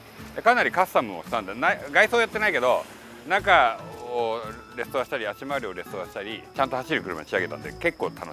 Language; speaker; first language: Japanese; native; Japanese